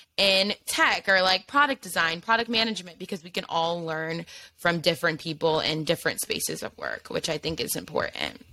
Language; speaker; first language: English; native; English